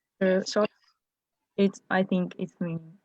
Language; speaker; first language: English; non-native, learner; Japanese